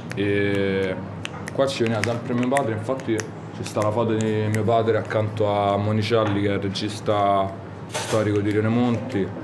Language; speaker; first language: Italian; native; Italian